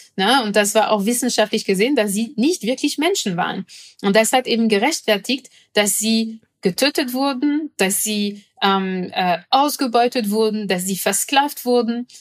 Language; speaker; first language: German; non-native, fluent; French